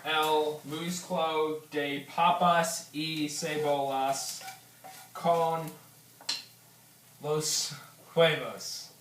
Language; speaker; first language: Spanish; non-native, learner; English